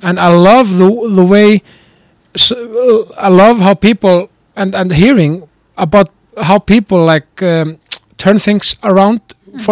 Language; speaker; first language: English; non-native, fluent; Icelandic